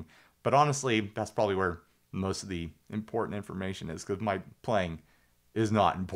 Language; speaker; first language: English; native; English